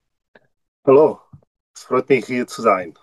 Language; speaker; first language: German; non-native, learner; Czech